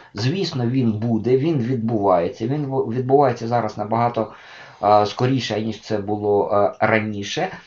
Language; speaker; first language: Ukrainian; native; Ukrainian